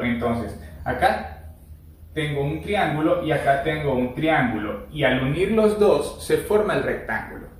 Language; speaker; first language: Spanish; native; Spanish